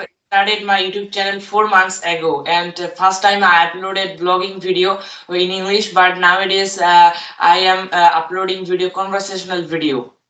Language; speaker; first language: English; non-native, learner; Bangla